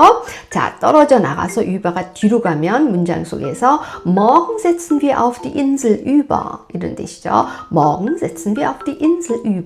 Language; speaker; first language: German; non-native, fluent; Korean